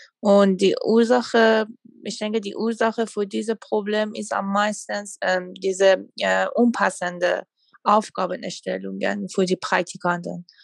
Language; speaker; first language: German; non-native, fluent; Persian